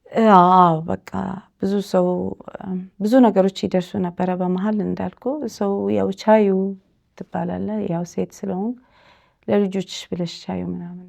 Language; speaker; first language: Amharic; early bilingual, heritage; Amharic